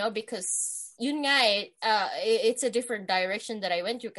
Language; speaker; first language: English; non-native, local second language; Filipino